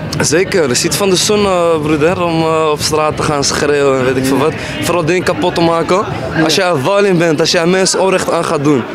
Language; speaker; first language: Dutch; early bilingual, other home language; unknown